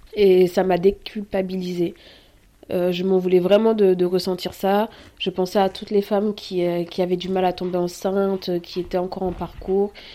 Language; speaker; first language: French; early bilingual, other home language; Haitian Creole